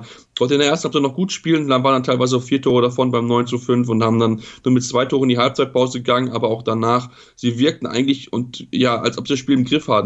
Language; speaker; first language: German; native; German